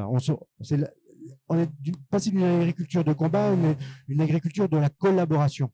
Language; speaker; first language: French; native; French